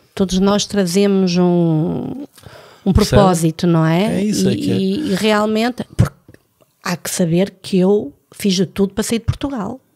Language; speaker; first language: Portuguese; early bilingual, other home language; French